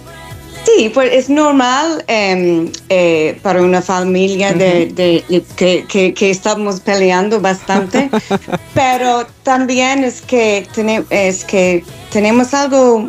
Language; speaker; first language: Spanish; non-native, fluent; English